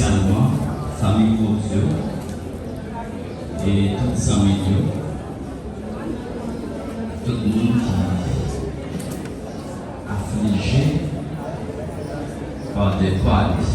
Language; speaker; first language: French; non-native, local second language; Haitian Creole